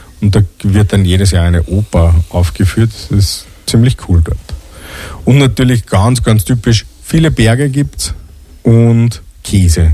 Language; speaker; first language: German; native; German